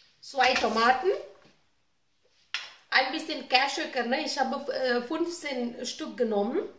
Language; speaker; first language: German; non-native, learner; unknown